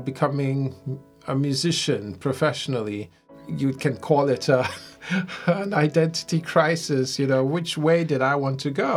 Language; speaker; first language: English; non-native, local second language; Ewe